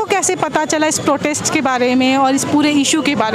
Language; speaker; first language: Hindi; native; Hindi